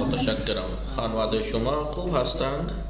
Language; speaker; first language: Persian; non-native, fluent; Urdu